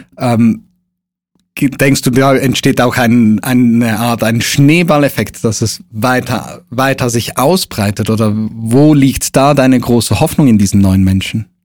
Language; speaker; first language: German; native; German